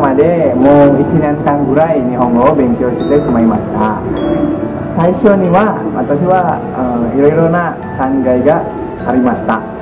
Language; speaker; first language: Japanese; non-native, learner; Indonesian